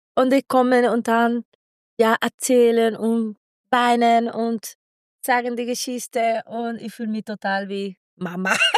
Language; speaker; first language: German; non-native, learner; Spanish